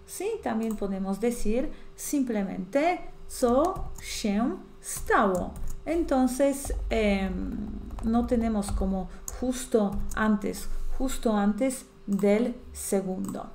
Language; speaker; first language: Spanish; non-native, fluent; Polish